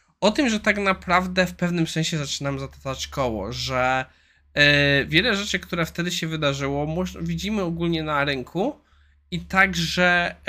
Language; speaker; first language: Polish; native; Polish